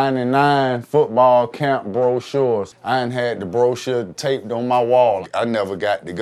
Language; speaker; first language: English; native; English